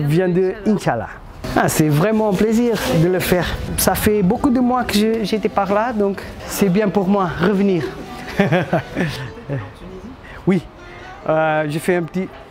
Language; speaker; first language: French; non-native, fluent; Portuguese